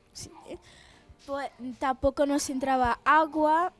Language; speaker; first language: Spanish; early bilingual, other home language; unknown